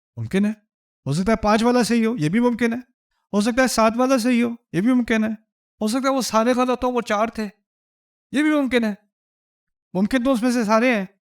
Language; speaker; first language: Urdu; early bilingual, heritage; Urdu